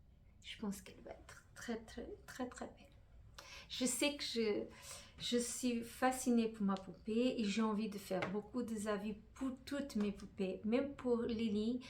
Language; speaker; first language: French; non-native, fluent; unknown